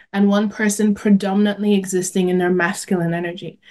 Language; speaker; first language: English; native; English